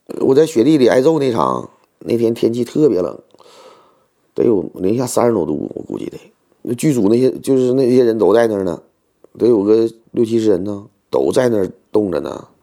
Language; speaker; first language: Chinese; native; Chinese